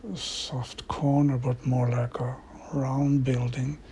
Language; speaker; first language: English; non-native, fluent; Swedish